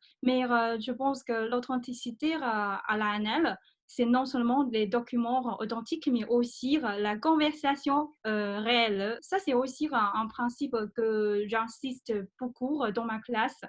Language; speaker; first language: French; non-native, fluent; Chinese